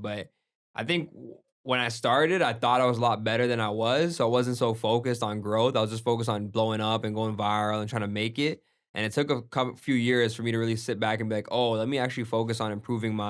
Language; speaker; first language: English; early bilingual, other home language; Gujarati